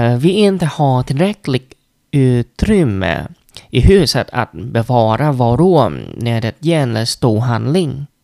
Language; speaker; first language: Swedish; non-native, learner; Vietnamese